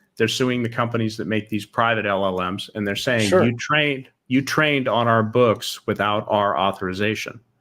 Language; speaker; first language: English; native; English